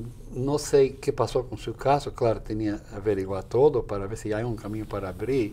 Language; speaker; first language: Spanish; non-native, fluent; Portuguese